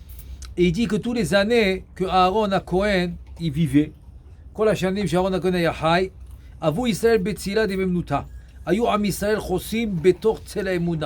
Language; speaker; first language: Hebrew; non-native, fluent; French